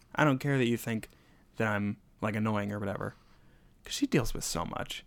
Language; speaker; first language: English; native; English